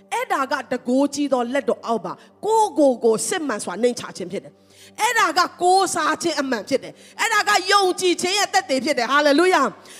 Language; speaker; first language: Burmese; non-native, local second language; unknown